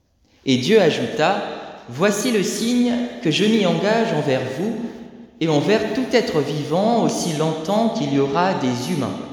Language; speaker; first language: French; native; French